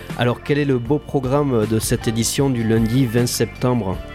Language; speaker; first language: French; native; French